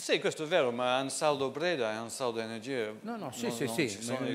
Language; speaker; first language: Italian; non-native, fluent; English